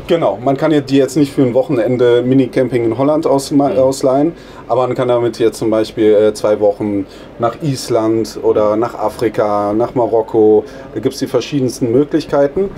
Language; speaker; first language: German; native; German